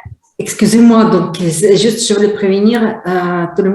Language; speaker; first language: French; non-native, fluent; Russian